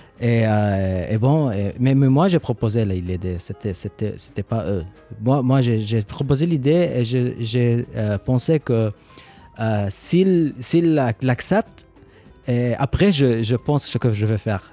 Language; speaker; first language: French; non-native, learner; Arabic